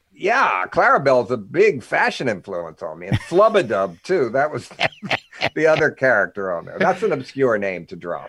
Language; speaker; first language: English; native; English